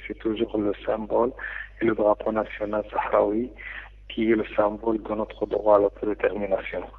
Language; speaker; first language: French; non-native, local second language; Arabic